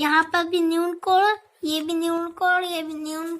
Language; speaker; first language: Hindi; native; Hindi